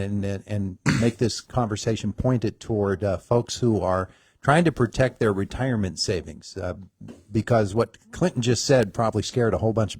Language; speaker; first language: English; native; English